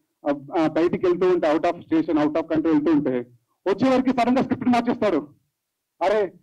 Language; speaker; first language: Telugu; native; Telugu